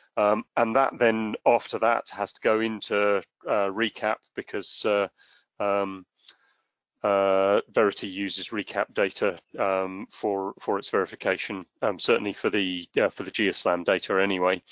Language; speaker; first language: English; native; English